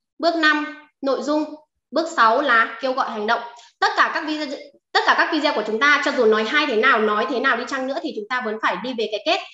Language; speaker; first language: Vietnamese; non-native, local second language; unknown